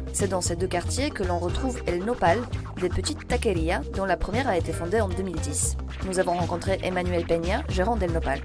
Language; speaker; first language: French; native; French